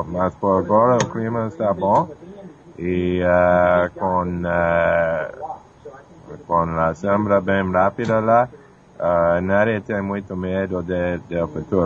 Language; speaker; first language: Portuguese; non-native, fluent; English